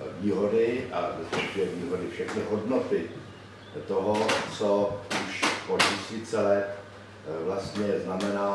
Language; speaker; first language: Czech; native; Czech